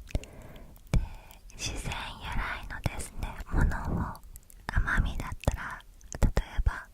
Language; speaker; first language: Japanese; native; Japanese